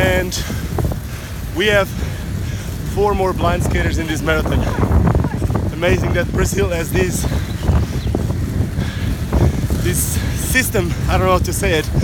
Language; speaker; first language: English; non-native, fluent; Portuguese